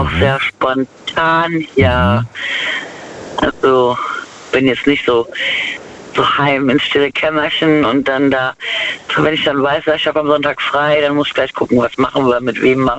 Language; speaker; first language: German; native; German